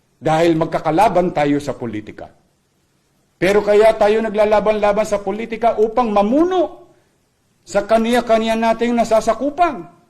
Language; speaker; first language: Filipino; native; Filipino